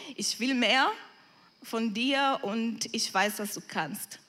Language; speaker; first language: German; non-native, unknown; Portuguese